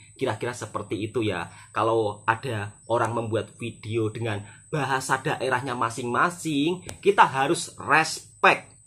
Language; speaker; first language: Indonesian; native; Indonesian